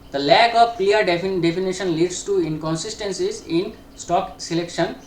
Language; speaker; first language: English; non-native, local second language; Bangla